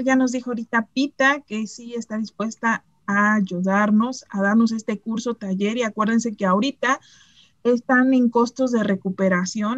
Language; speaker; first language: Spanish; native; Spanish